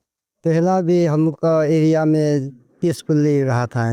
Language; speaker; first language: Hindi; non-native, local second language; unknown